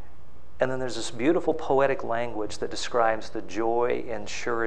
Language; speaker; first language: English; native; English